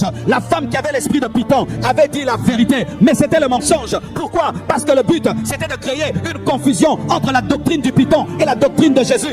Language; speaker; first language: French; non-native, local second language; Lingala